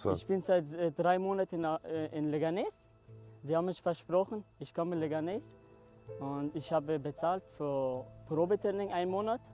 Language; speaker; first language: German; non-native, learner; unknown